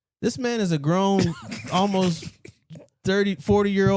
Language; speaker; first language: English; native; English